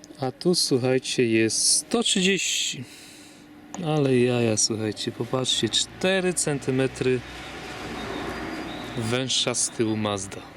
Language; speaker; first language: Polish; native; Polish